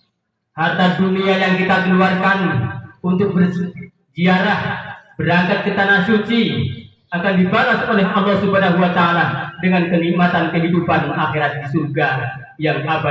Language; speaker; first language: Indonesian; native; Indonesian